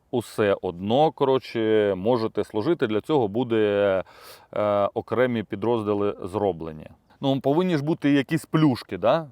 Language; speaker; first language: Ukrainian; non-native, local second language; Russian